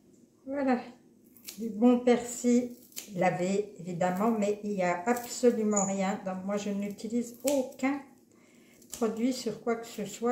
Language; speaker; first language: French; native; French